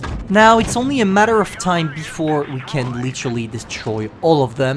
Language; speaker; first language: English; non-native, fluent; French